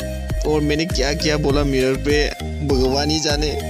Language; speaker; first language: Hindi; non-native, local second language; Bodo